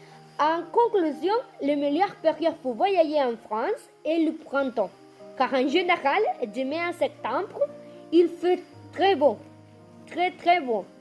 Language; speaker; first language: French; non-native, learner; Spanish